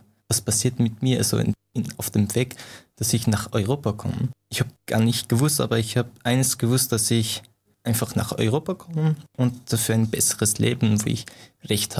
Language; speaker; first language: German; non-native, fluent; Persian